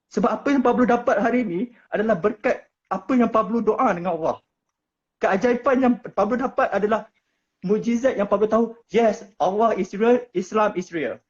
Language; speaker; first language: Malay; native; Malay